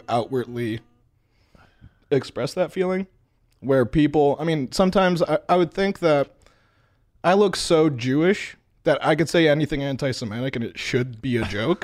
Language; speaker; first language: English; native; English